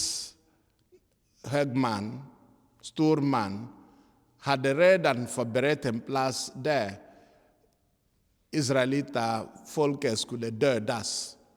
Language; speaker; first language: Swedish; non-native, fluent; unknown